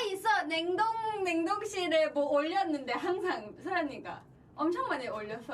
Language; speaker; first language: Korean; non-native, fluent; Thai